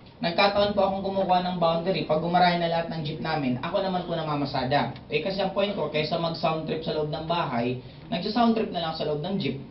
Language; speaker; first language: Filipino; non-native, local second language; Bikol